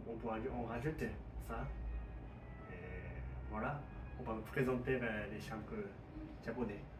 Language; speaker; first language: French; non-native, learner; Japanese